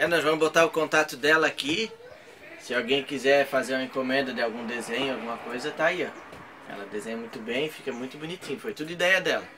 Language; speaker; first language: Portuguese; native; Portuguese